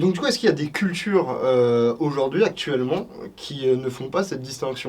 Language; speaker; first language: French; native; French